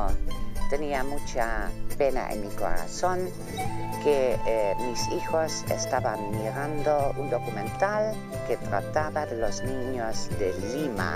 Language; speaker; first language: Spanish; non-native, fluent; Dutch